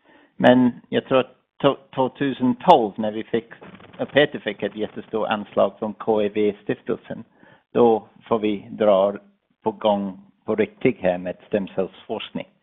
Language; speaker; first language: Swedish; non-native, fluent; English